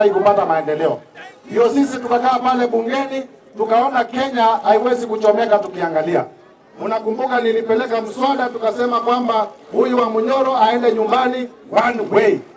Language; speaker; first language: Swahili; non-native, local second language; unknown